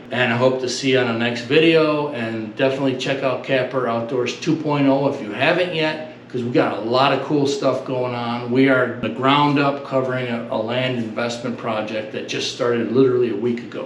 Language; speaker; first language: English; native; English